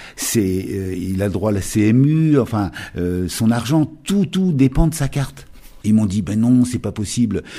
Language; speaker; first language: French; native; French